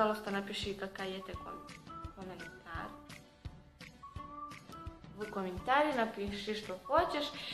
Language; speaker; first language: Russian; non-native, learner; Serbian